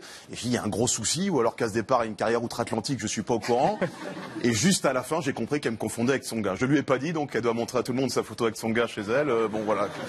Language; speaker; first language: French; native; French